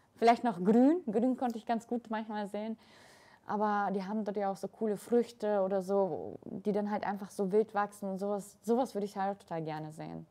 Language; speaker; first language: German; early bilingual, other home language; Russian